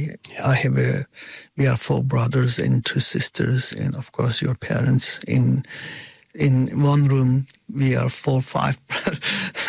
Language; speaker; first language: English; non-native, fluent; Turkish